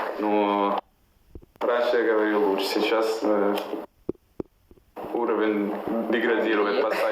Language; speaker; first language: Russian; non-native, fluent; Italian